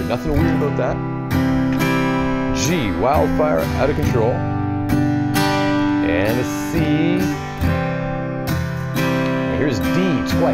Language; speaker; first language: English; native; English